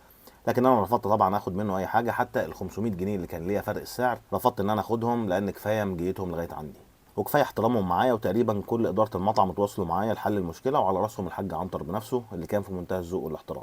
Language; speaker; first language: Arabic; native; Arabic